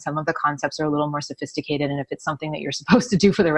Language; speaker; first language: English; native; English